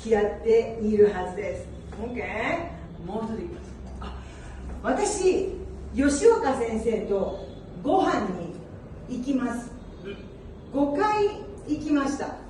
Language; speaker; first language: Japanese; non-native, learner; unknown